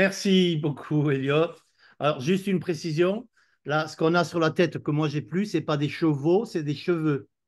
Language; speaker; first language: French; native; French